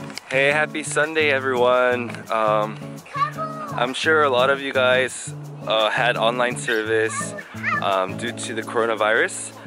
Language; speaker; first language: English; early bilingual, other home language; Korean